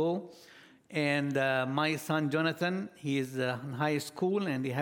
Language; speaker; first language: English; non-native, fluent; Arabic